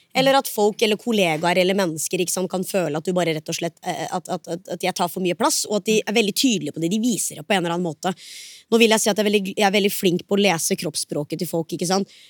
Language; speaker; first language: Norwegian; early bilingual, other home language; Hindi